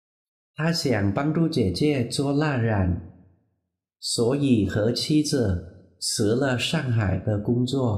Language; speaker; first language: Chinese; non-native, fluent; Vietnamese